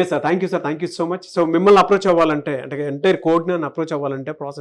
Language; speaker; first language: Telugu; native; Telugu